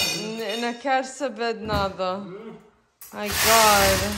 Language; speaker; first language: Portuguese; non-native, local second language; English